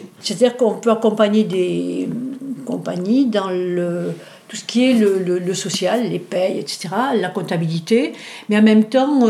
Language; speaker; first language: French; native; French